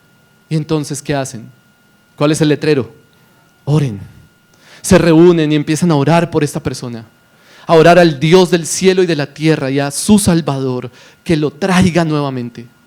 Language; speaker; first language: Spanish; native; Spanish